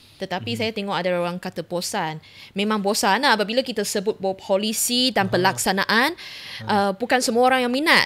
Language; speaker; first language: Malay; non-native, local second language; Chinese